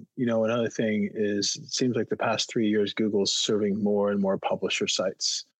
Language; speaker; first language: English; native; English